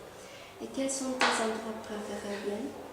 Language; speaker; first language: French; non-native, learner; German